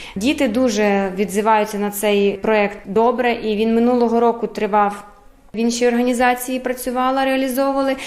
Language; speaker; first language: Ukrainian; early bilingual, heritage; Ukrainian